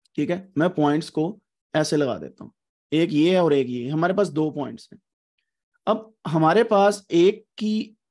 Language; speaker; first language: Urdu; non-native, local second language; Punjabi